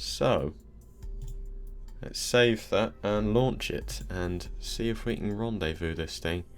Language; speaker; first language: English; native; English